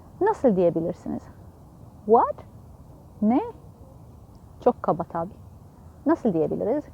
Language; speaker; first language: Turkish; non-native, fluent; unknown